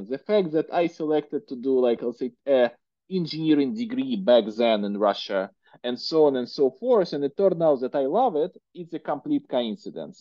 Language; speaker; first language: English; non-native, fluent; Russian